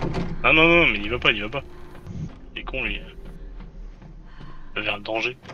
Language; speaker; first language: French; native; French